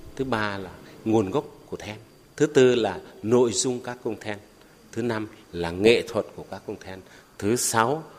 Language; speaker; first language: Vietnamese; non-native, local second language; Tày